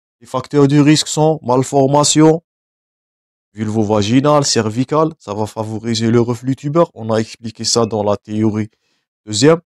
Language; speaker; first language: French; non-native, local second language; Arabic